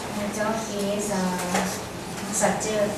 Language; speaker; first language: English; non-native, learner; Thai